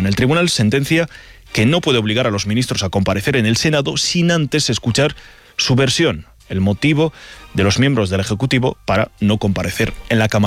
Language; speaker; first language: Spanish; native; Spanish